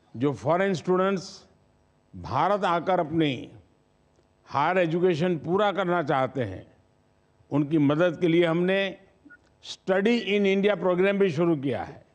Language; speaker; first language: Hindi; non-native, local second language; Gujarati